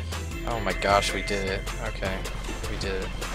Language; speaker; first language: English; native; English